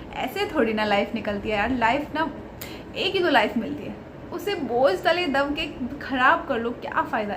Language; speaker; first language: Hindi; native; Hindi